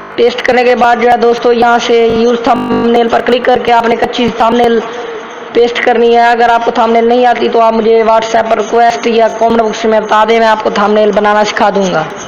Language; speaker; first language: Urdu; non-native, local second language; Punjabi